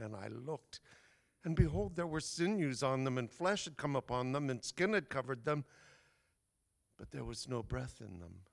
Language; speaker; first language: English; native; English